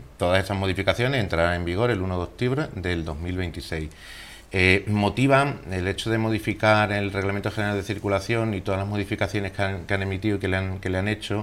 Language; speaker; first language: Spanish; native; Spanish